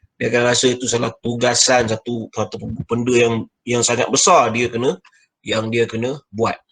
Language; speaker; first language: Malay; native; Malay